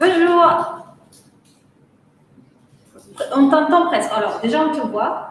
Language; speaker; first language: French; native; French